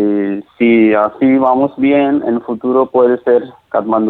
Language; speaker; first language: Spanish; non-native, learner; Nepali